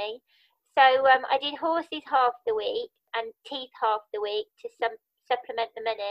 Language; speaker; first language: English; native; English